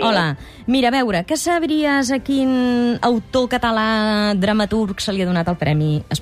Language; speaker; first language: Catalan; native; Catalan